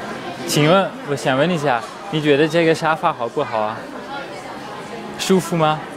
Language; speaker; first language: Chinese; non-native, fluent; Dutch